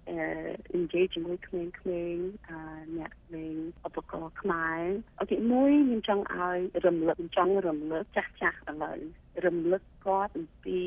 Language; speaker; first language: Khmer; early bilingual, heritage; Khmer